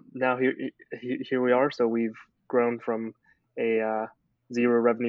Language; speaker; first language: English; native; English